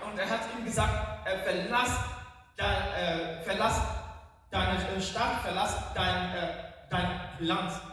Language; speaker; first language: German; non-native, fluent; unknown